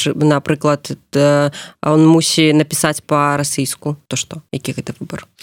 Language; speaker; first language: Belarusian; non-native, local second language; Russian